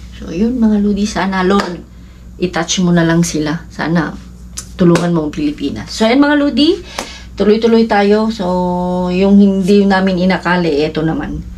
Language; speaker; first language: Filipino; non-native, local second language; Iloko